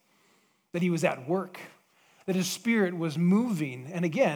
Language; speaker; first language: English; native; English